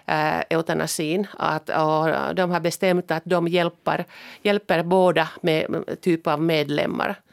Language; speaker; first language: Swedish; non-native, local second language; Finnish